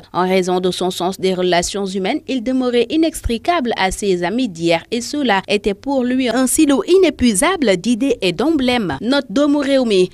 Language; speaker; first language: French; non-native, local second language; Wolof